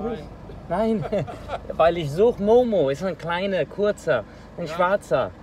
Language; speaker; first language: German; non-native, fluent; Danish